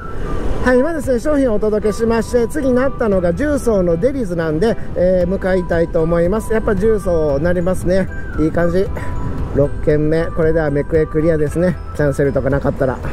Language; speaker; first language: Japanese; native; Japanese